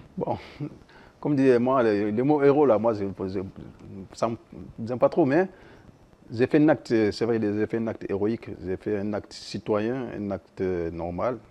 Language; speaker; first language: French; non-native, local second language; Soninke